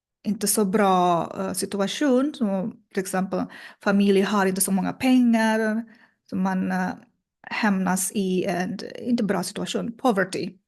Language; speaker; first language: Swedish; non-native, learner; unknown